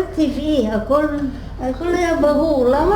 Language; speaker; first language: Hebrew; non-native, fluent; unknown